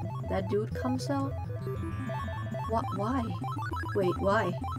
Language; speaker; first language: English; non-native, fluent; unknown